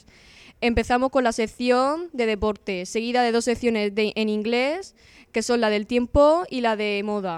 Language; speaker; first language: Spanish; native; Spanish